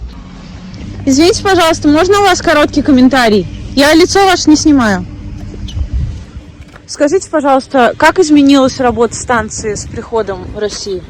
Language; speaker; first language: Russian; native; Russian